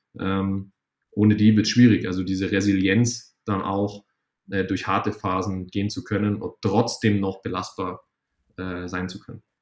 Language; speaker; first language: German; native; German